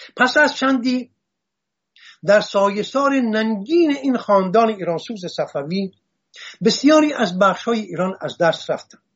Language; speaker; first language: Persian; non-native, local second language; Assyrian Neo-Aramaic